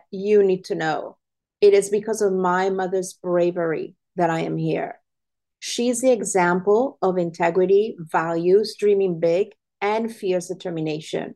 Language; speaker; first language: English; non-native, fluent; Italian